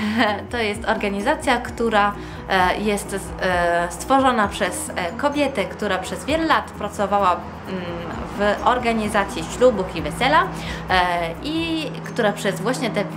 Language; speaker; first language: Polish; early bilingual, heritage; Polish